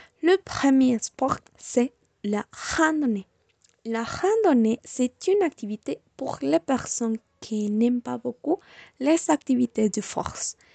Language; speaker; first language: French; non-native, learner; Spanish